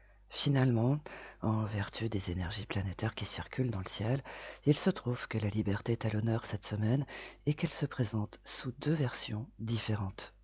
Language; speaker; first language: French; native; French